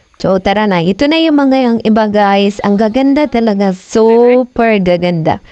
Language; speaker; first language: Filipino; non-native, local second language; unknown